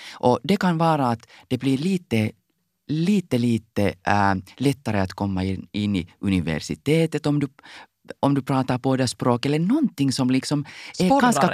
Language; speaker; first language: Swedish; non-native, local second language; Finnish